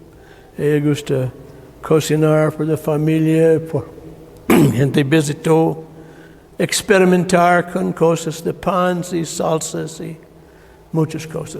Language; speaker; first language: Spanish; non-native, learner; English